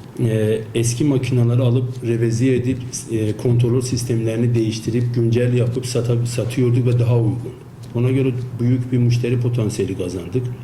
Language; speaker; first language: Turkish; non-native, fluent; Azerbaijani